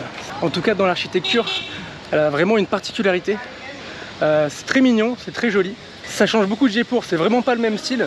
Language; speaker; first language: French; native; French